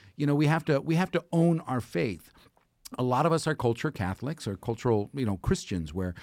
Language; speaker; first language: English; native; English